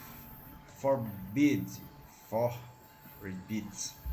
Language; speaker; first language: English; non-native, learner; Portuguese